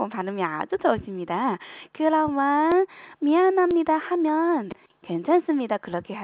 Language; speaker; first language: Korean; non-native, fluent; Chinese